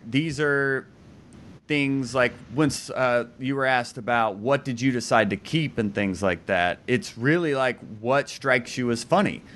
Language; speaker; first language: English; native; English